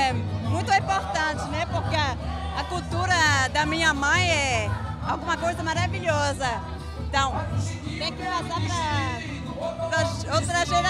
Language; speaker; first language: Portuguese; early bilingual, heritage; French